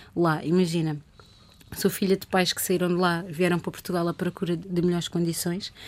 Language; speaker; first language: Portuguese; native; Portuguese